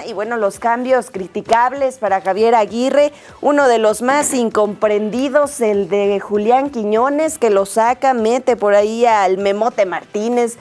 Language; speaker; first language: Spanish; native; Spanish